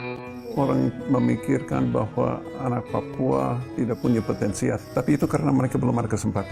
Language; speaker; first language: Indonesian; non-native, fluent; English